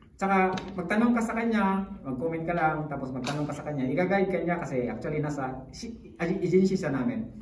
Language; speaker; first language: Filipino; native; Filipino